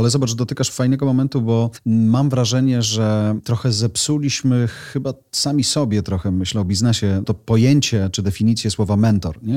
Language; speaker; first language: Polish; native; Polish